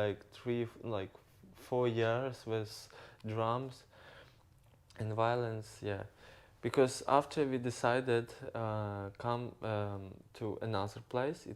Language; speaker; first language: English; non-native, learner; Ukrainian